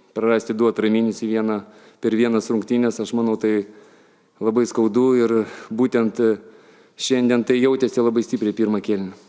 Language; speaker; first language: Lithuanian; native; Lithuanian